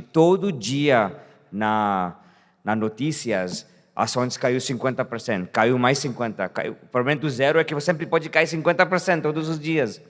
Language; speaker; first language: Portuguese; non-native, fluent; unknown